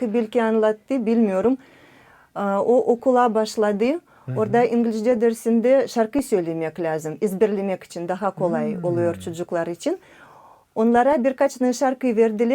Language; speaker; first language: Turkish; non-native, learner; Russian